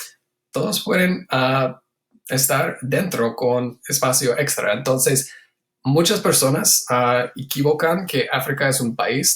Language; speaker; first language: Spanish; non-native, fluent; English